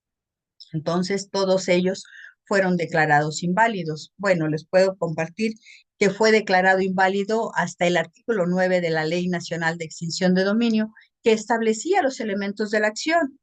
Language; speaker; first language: Spanish; native; Spanish